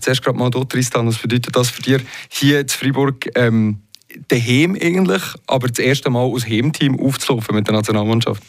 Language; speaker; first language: German; native; German